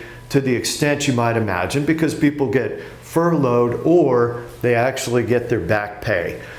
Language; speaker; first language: English; native; English